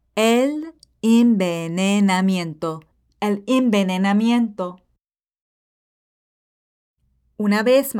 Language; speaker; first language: Spanish; non-native, fluent; English